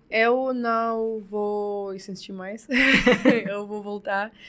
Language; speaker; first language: Portuguese; non-native, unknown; Russian